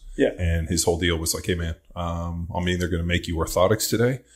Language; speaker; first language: English; native; English